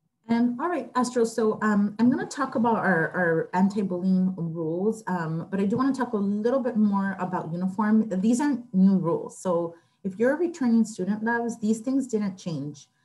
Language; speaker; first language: English; early bilingual, other home language; Spanish